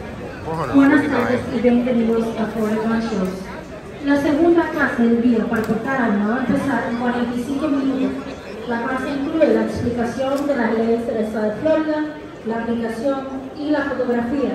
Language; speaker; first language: Spanish; native; Spanish